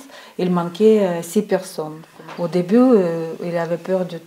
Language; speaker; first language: French; non-native, fluent; Ukrainian